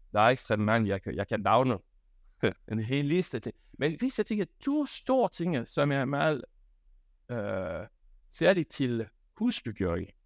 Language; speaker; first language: Danish; non-native, fluent; French